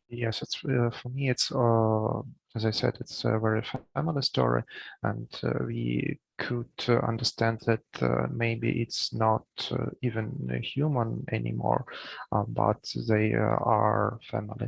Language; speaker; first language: English; non-native, learner; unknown